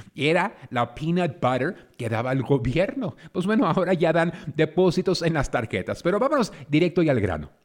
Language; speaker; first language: Spanish; early bilingual, heritage; Spanish